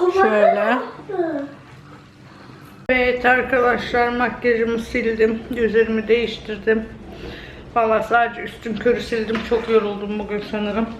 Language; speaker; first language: Turkish; early bilingual, heritage; Turkish